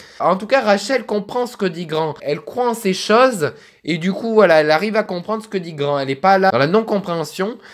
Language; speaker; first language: French; native; French